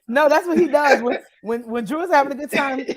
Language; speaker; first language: English; native; English